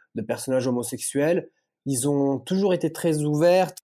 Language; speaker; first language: French; early bilingual, other home language; Italian